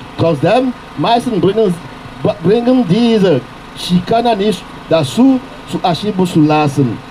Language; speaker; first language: German; non-native, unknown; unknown